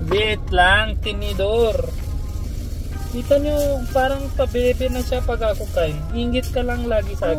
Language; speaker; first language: Filipino; non-native, learner; Punjabi